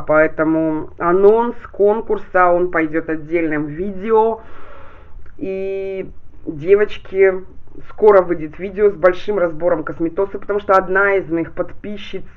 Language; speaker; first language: Russian; native; Russian